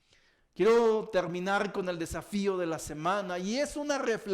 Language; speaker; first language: Spanish; native; Spanish